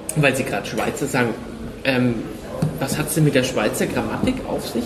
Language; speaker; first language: German; native; German